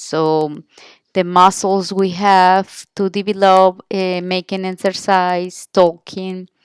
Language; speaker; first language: English; non-native, learner; Spanish